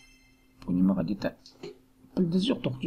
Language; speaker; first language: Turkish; non-native, learner; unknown